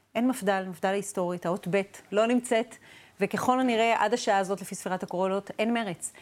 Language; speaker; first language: Hebrew; native; Hebrew